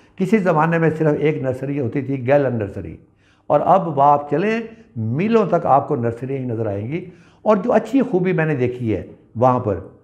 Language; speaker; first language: Urdu; non-native, local second language; Punjabi